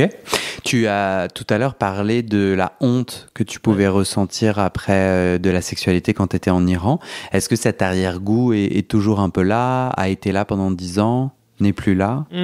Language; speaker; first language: French; native; French